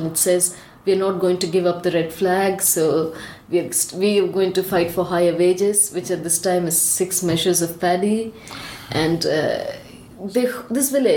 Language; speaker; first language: English; non-native, local second language; Tamil